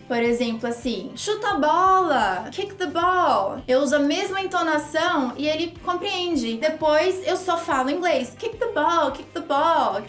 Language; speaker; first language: Portuguese; native; Portuguese